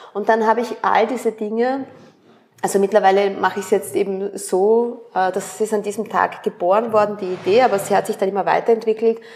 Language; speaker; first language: German; early bilingual, other home language; Spanish